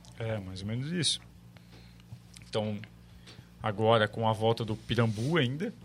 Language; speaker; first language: Portuguese; native; Portuguese